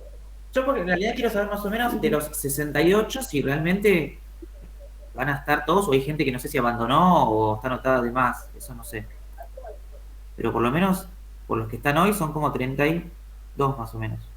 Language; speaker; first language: Spanish; native; Spanish